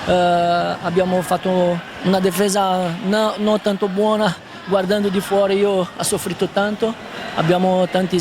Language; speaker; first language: Italian; non-native, fluent; Spanish